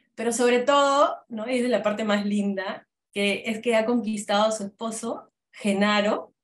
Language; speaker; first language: Spanish; native; Spanish